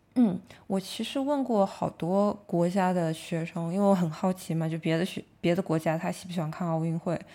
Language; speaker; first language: Chinese; native; Chinese